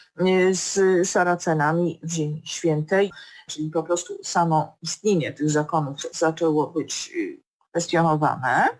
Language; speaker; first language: Polish; native; Polish